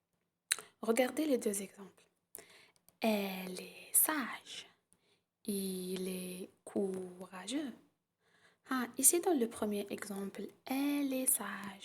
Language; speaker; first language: French; non-native, local second language; Arabic